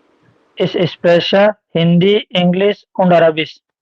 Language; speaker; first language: German; non-native, learner; Hindi